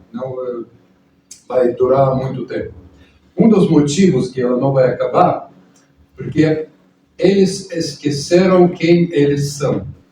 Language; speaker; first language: Portuguese; non-native, fluent; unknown